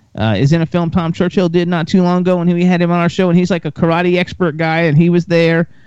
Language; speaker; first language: English; native; English